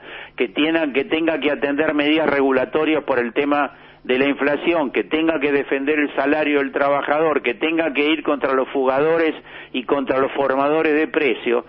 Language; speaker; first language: Spanish; native; Spanish